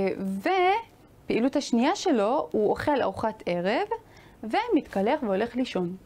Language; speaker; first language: Hebrew; native; Hebrew